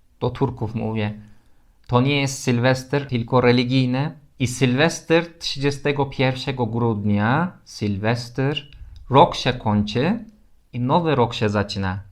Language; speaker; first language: Polish; non-native, learner; Turkish